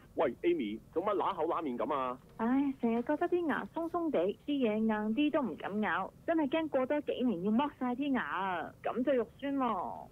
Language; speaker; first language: Cantonese; native; Cantonese